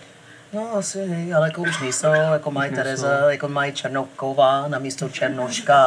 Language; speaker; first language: Czech; non-native, fluent; English